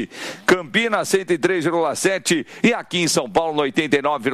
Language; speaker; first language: Portuguese; native; Portuguese